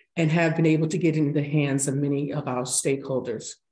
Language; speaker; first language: English; native; English